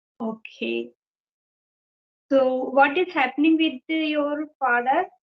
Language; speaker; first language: English; non-native, fluent; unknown